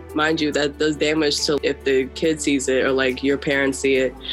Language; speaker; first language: English; native; English